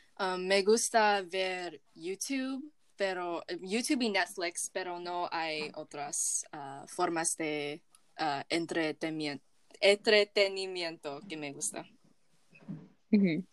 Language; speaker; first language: Spanish; non-native, learner; English